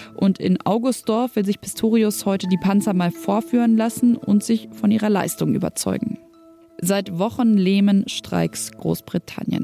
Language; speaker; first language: German; native; German